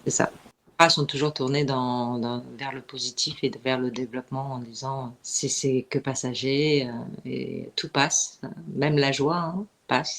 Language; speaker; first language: French; native; French